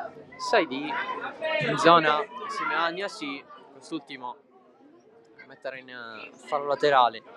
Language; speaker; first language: Italian; native; Italian